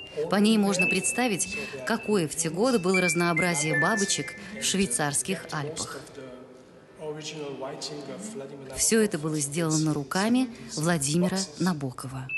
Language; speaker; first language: Russian; native; Russian